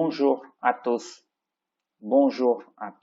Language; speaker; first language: French; non-native, fluent; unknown